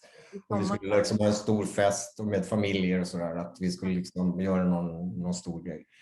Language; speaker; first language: Swedish; native; Swedish